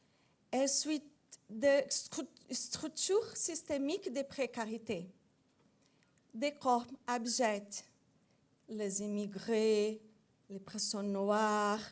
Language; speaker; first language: French; non-native, fluent; Portuguese